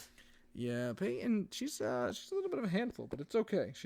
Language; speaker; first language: English; native; English